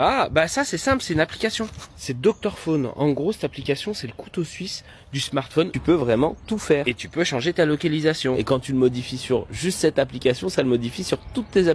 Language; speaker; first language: French; native; French